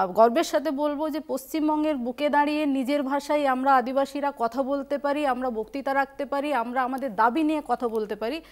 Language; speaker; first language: Bangla; non-native, local second language; Santali